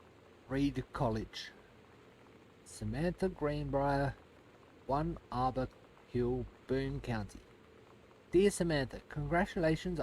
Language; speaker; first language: English; native; English